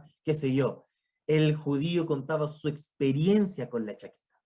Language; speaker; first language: Spanish; native; Spanish